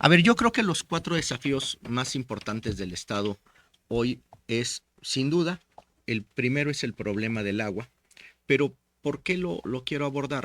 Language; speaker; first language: Spanish; native; Spanish